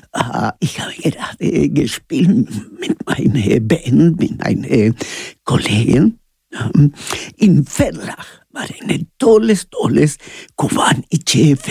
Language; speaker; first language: German; non-native, learner; Spanish